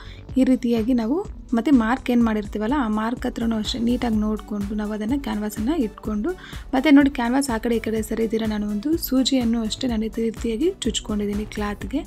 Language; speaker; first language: Kannada; native; Kannada